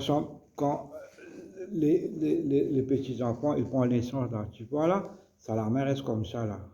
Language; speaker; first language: French; non-native, local second language; Morisyen